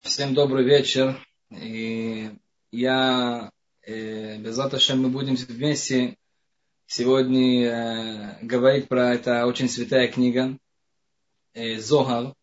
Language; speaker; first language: Russian; non-native, fluent; Hebrew